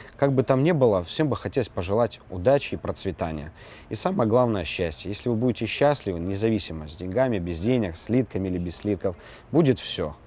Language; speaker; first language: Russian; native; Russian